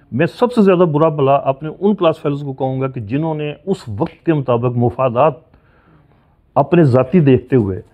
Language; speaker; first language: Urdu; non-native, local second language; Punjabi